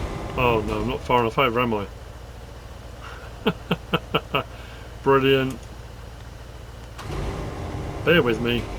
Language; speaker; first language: English; native; English